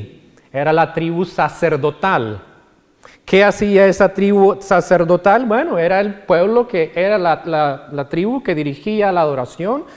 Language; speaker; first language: Spanish; native; Spanish